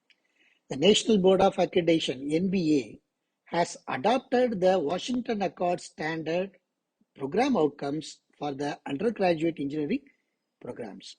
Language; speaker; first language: English; non-native, local second language; Tamil